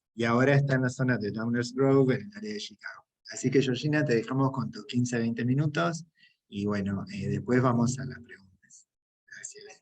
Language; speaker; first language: Spanish; native; Spanish